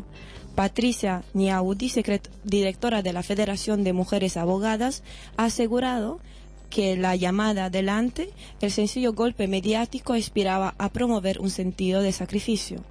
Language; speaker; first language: Spanish; native; Spanish